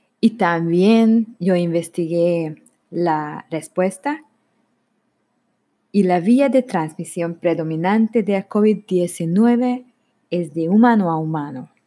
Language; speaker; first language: Spanish; non-native, learner; Hungarian